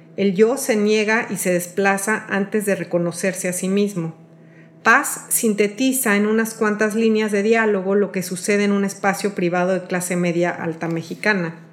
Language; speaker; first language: Spanish; native; Spanish